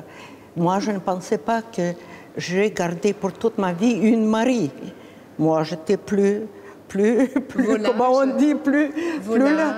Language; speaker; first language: French; non-native, fluent; Russian